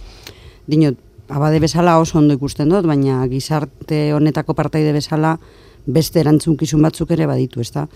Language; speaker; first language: Basque; native; Basque